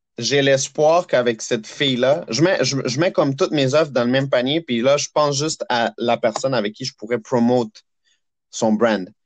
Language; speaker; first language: French; native; French